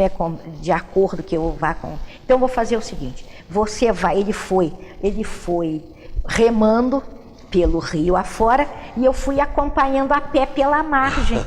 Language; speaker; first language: Portuguese; native; Portuguese